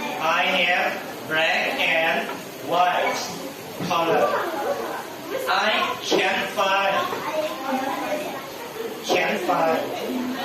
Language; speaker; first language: English; non-native, learner; Thai